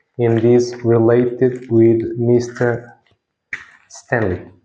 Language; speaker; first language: English; non-native, fluent; Portuguese